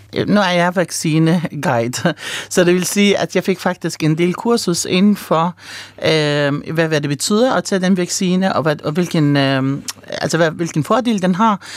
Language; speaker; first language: Danish; early bilingual, other home language; Arabic